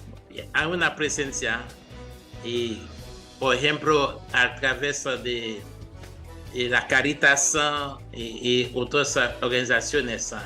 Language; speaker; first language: Spanish; non-native, fluent; Haitian Creole